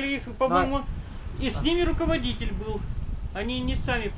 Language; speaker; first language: Russian; native; Russian